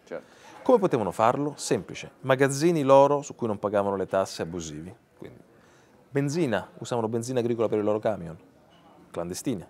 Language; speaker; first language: Italian; native; Italian